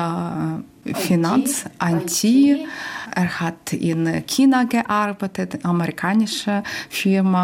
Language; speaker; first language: German; non-native, learner; Ukrainian